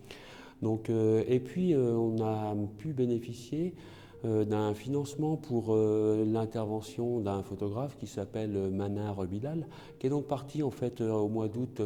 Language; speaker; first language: French; native; French